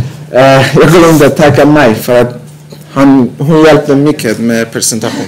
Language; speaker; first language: Swedish; non-native, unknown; Persian